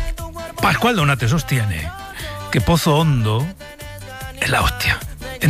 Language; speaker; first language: Spanish; native; Spanish